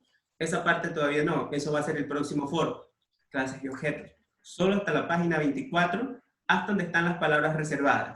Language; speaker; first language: Spanish; native; Spanish